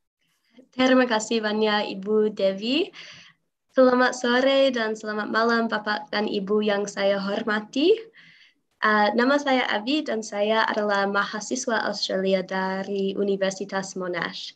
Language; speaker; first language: Indonesian; non-native, fluent; English